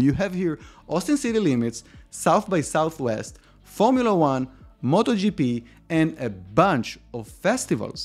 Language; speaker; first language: English; non-native, fluent; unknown